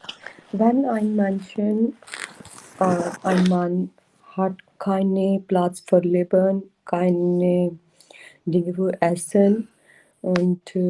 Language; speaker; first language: German; non-native, learner; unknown